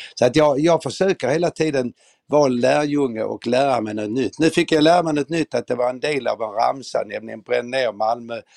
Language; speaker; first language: Swedish; native; Swedish